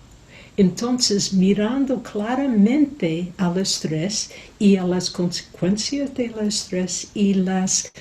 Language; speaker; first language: Spanish; non-native, fluent; English